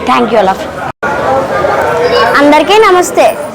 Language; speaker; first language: English; non-native, local second language; Telugu